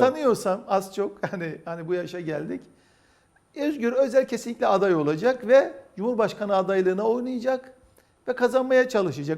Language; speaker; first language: Turkish; native; Turkish